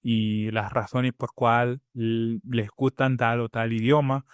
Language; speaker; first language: Spanish; non-native, fluent; English